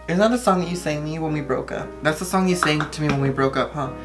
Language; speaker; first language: English; early bilingual, other home language; Spanish